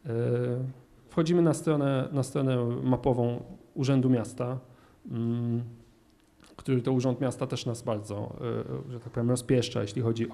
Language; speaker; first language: Polish; native; Polish